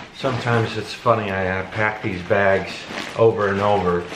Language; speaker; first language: English; native; English